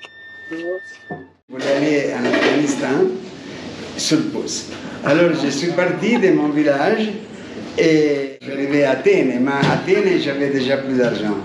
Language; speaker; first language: French; non-native, fluent; Italian